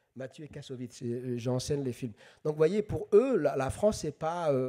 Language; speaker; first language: French; non-native, local second language; Somali